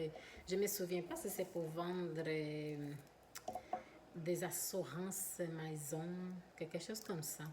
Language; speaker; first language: French; non-native, fluent; Portuguese